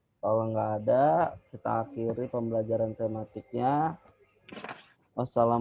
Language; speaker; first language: Indonesian; native; Indonesian